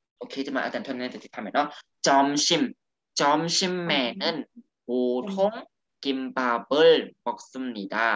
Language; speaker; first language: Korean; non-native, fluent; Burmese